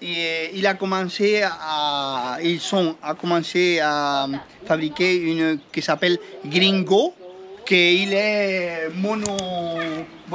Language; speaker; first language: French; non-native, learner; Spanish